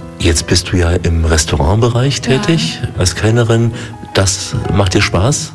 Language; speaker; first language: German; native; German